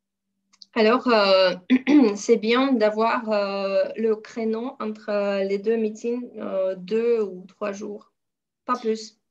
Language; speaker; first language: French; non-native, fluent; Russian